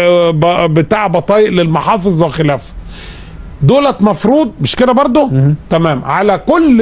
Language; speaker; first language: Arabic; native; Arabic